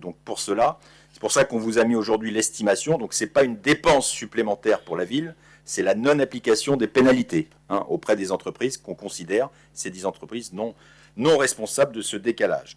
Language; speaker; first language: French; native; French